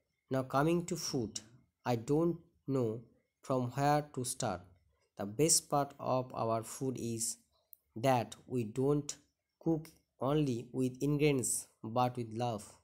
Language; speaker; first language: English; non-native, local second language; Bangla